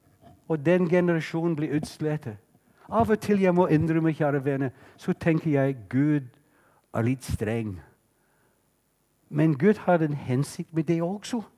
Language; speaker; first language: Norwegian; non-native, fluent; English